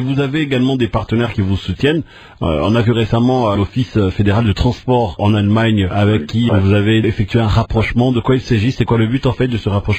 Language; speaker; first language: French; non-native, local second language; Lingala